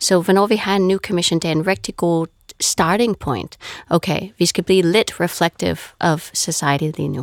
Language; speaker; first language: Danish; non-native, fluent; English